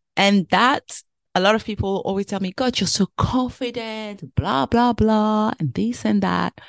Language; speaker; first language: English; early bilingual, other home language; French